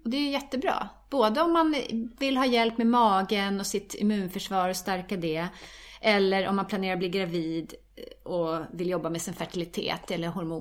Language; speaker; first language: Swedish; native; Swedish